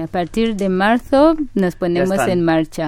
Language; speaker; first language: Spanish; non-native, fluent; Ganda